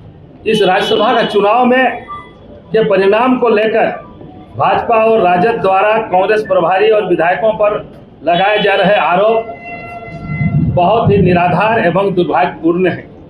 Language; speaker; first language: Hindi; native; Hindi